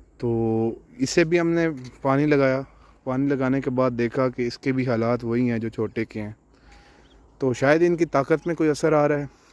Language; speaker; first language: Urdu; non-native, local second language; Punjabi